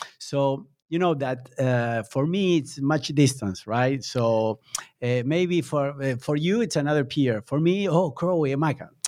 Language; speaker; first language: English; non-native, fluent; Spanish